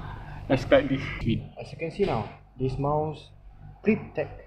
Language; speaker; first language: English; non-native, local second language; Malay